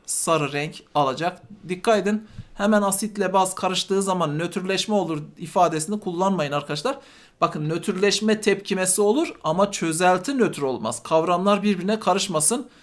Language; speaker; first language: Turkish; native; Turkish